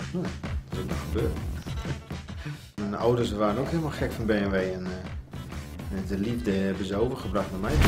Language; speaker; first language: Dutch; native; Dutch